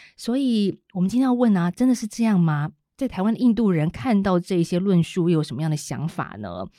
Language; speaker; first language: Chinese; native; Chinese